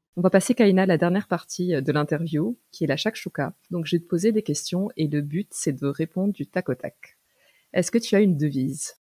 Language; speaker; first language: French; native; French